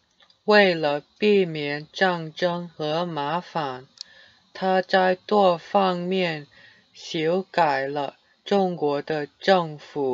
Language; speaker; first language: Chinese; non-native, learner; English